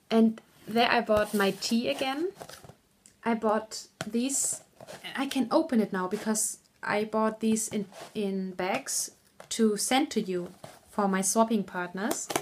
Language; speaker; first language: English; non-native, fluent; German